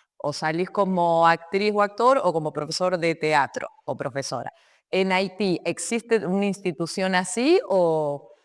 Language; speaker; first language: Spanish; native; Spanish